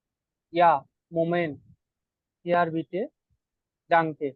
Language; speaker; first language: German; non-native, learner; Bangla